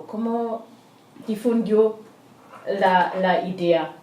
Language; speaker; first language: Spanish; non-native, learner; German